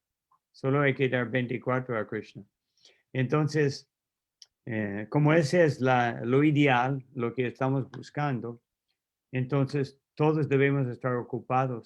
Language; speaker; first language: Spanish; non-native, fluent; English